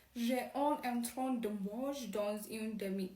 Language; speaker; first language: French; non-native, learner; Amharic